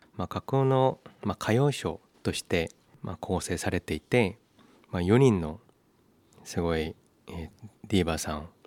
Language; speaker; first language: Japanese; non-native, fluent; Korean